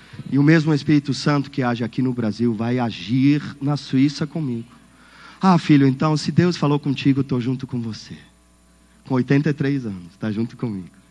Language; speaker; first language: Portuguese; non-native, fluent; German